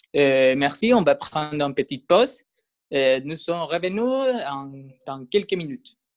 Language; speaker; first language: French; non-native, learner; Spanish